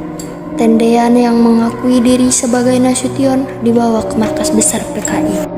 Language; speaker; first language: Indonesian; native; Indonesian